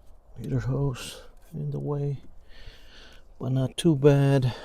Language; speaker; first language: English; native; English